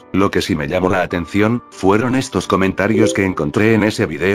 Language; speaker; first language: Spanish; native; Spanish